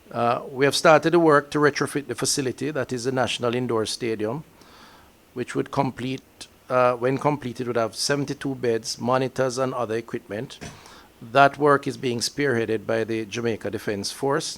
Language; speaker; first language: English; native; English